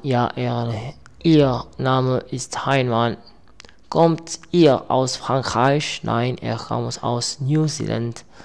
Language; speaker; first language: German; non-native, learner; Arabic